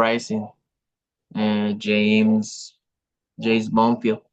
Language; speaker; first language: English; non-native, learner; Spanish